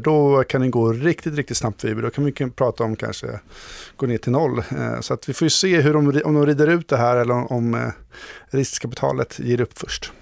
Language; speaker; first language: Swedish; native; Swedish